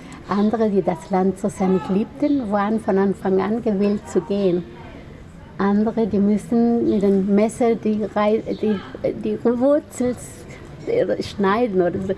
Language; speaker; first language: German; non-native, fluent; Spanish